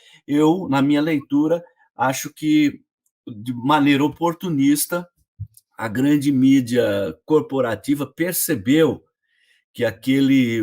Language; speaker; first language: Portuguese; native; Portuguese